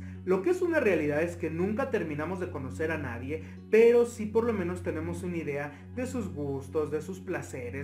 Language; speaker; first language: Spanish; native; Spanish